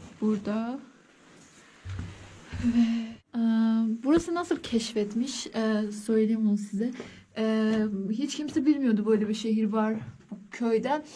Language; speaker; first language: Turkish; non-native, learner; Persian